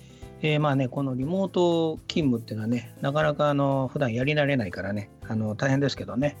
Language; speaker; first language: Japanese; native; Japanese